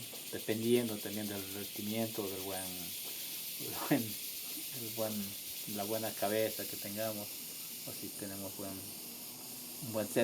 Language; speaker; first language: Spanish; non-native, local second language; Quechua